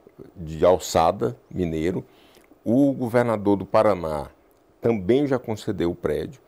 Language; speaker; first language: Portuguese; native; Portuguese